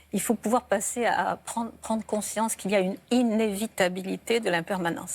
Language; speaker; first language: French; native; French